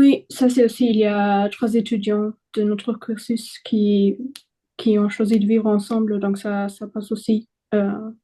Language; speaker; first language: French; non-native, fluent; German